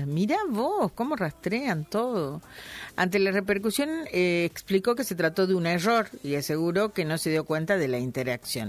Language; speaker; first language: Spanish; native; Spanish